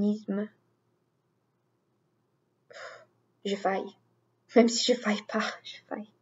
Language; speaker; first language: French; non-native, learner; English